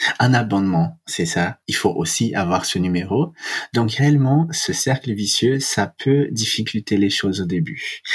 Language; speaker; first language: French; non-native, fluent; Portuguese